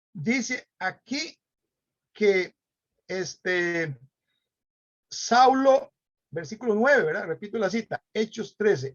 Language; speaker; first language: Spanish; native; Spanish